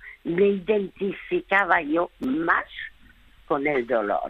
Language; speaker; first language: Spanish; early bilingual, other home language; French